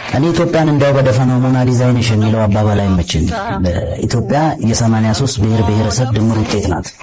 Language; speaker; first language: Amharic; non-native, local second language; Oromo